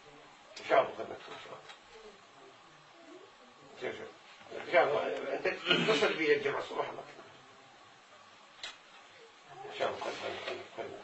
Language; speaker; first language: Arabic; native; Arabic